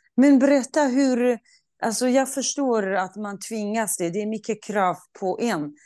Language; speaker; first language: Swedish; non-native, fluent; Kurdish